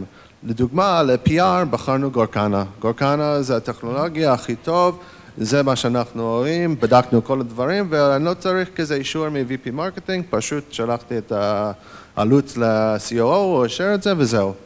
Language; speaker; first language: Hebrew; non-native, fluent; English